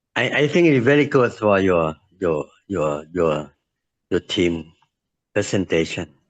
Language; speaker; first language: English; non-native, learner; Thai